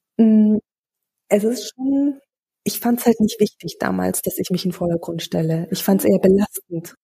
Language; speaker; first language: German; early bilingual, other home language; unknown